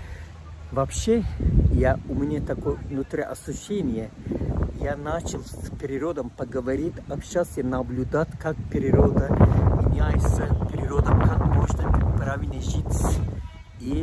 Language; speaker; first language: Russian; non-native, fluent; Turkish